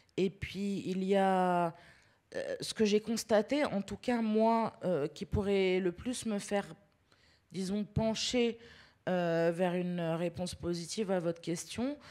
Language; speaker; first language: French; early bilingual, other home language; Arabic